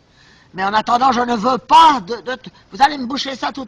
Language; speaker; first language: French; native; French